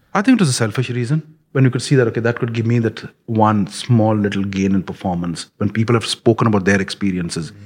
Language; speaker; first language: English; non-native, local second language; Punjabi